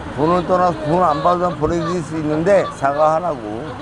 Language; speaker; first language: Korean; native; Korean